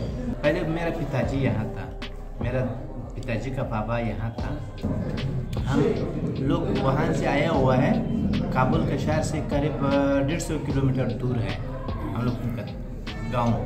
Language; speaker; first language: Hindi; early bilingual, other home language; Pashto